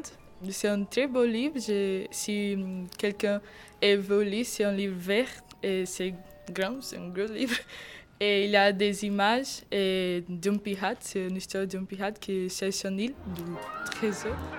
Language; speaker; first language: French; non-native, learner; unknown